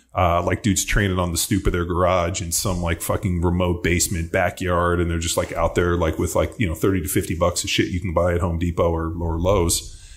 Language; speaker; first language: English; native; English